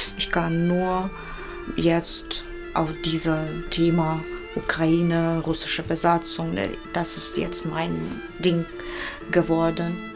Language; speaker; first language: German; non-native, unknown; Russian